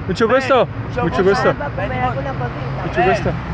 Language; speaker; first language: Spanish; non-native, learner; German